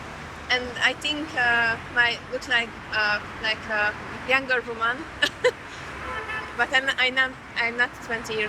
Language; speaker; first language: English; non-native, learner; Hungarian